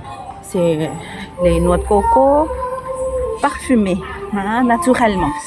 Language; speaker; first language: French; non-native, fluent; Thai